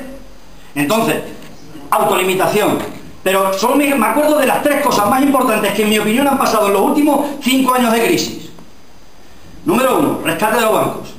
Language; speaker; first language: Spanish; native; Spanish